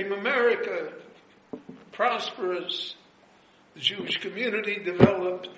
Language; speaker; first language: English; native; English